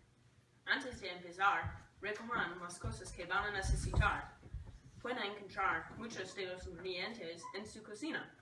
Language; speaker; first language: Spanish; non-native, learner; English